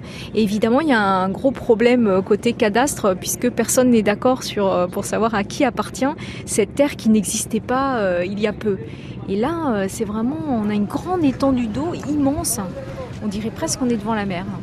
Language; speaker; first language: French; native; French